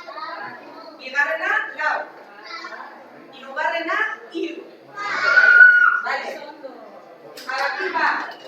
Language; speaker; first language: Basque; non-native, local second language; Spanish